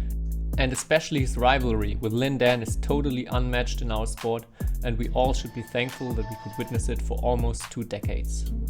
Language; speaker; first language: English; non-native, fluent; German